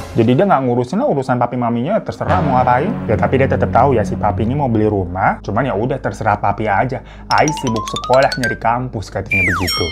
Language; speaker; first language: Indonesian; native; Indonesian